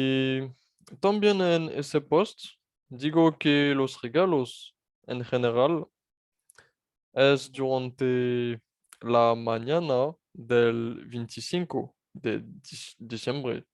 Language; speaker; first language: Spanish; non-native, fluent; French